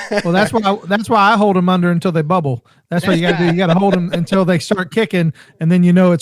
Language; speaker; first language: English; native; English